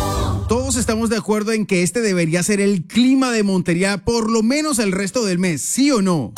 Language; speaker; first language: Spanish; native; Spanish